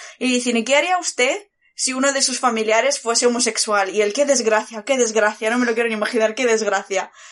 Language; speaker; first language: Spanish; early bilingual, other home language; Bulgarian